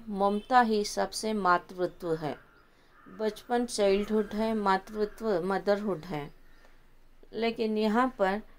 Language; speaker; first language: Hindi; non-native, local second language; Kannada